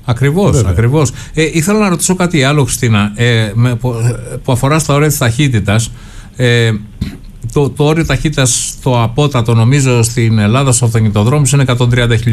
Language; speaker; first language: Greek; native; Greek